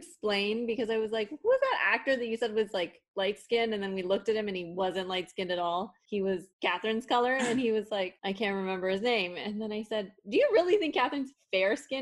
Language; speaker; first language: English; non-native, fluent; Spanish